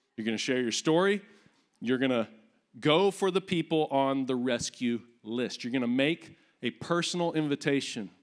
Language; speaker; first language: English; native; English